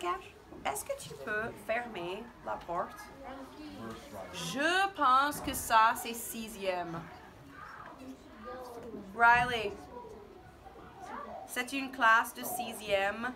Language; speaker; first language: French; non-native, fluent; English